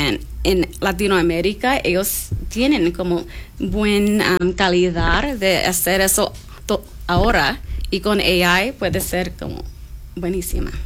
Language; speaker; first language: Spanish; non-native, learner; English